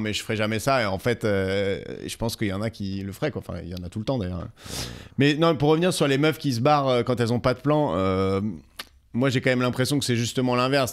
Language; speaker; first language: French; native; French